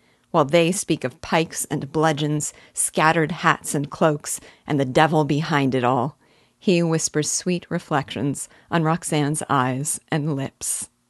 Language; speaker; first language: English; native; English